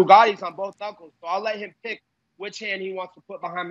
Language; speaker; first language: English; native; English